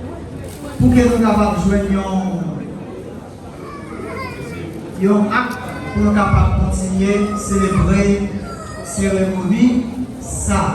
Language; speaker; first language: French; non-native, local second language; Haitian Creole